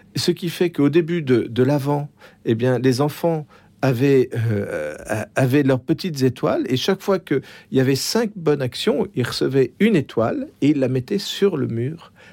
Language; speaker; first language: French; native; French